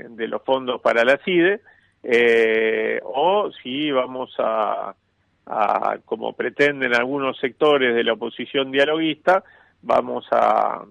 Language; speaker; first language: Spanish; native; Spanish